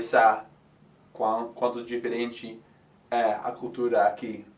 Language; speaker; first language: Portuguese; non-native, fluent; English